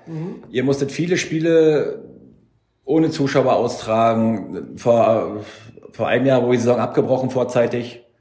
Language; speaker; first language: German; native; German